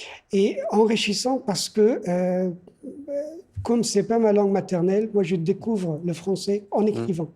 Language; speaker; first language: French; non-native, fluent; Persian